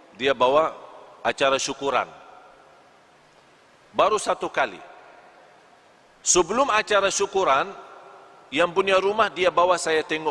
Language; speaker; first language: Indonesian; non-native, fluent; Arabic